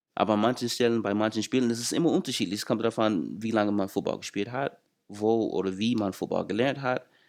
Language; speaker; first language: German; non-native, fluent; English